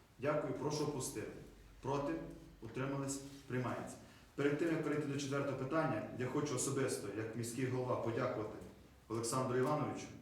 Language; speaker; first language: Ukrainian; native; Ukrainian